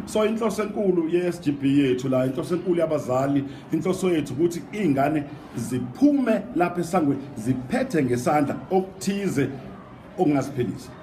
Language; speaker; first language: Zulu; native; Zulu